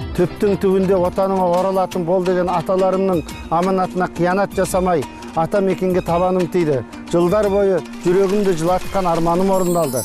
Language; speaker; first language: Kazakh; early bilingual, heritage; Kazakh